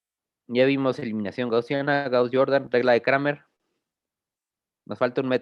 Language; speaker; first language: Spanish; native; Spanish